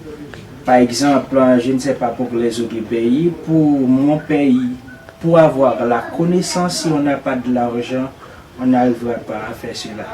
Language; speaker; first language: French; non-native, local second language; Haitian Creole